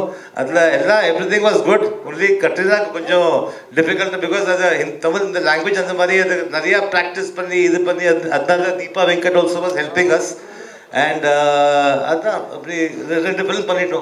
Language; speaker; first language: Tamil; early bilingual, other home language; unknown